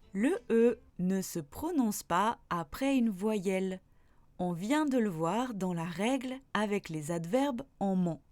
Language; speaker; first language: French; native; French